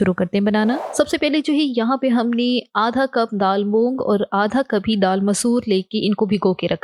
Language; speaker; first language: Hindi; native; Hindi